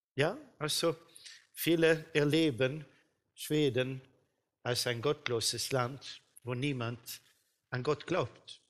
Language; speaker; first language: German; non-native, fluent; Swedish